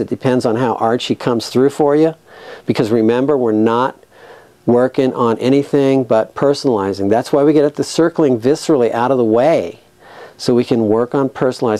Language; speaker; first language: English; native; English